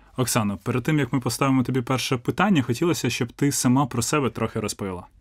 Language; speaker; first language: Ukrainian; native; Ukrainian